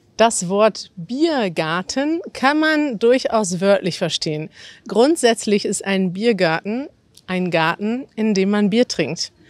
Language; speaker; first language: German; native; German